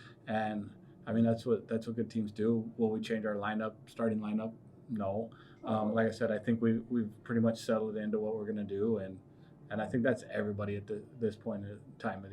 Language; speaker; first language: English; native; English